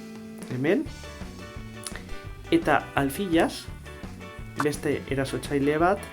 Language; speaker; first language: Basque; non-native, local second language; Spanish